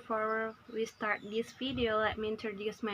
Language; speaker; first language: English; non-native, learner; Indonesian